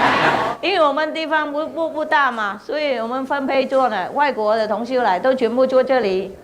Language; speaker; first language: Chinese; non-native, fluent; Vietnamese